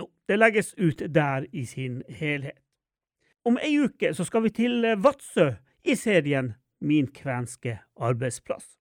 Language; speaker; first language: Norwegian; native; Norwegian